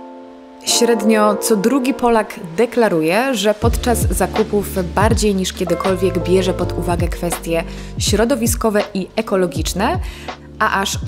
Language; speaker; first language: Polish; native; Polish